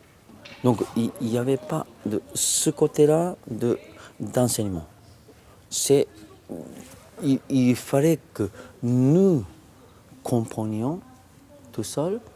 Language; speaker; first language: French; non-native, fluent; Japanese